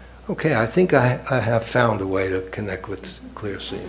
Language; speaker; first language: English; native; English